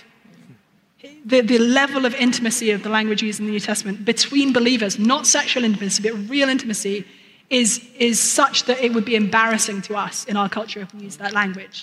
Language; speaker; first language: English; native; English